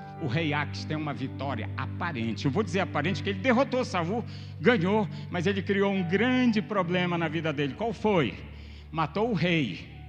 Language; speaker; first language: Portuguese; native; Portuguese